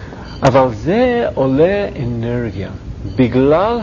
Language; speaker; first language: Hebrew; non-native, learner; English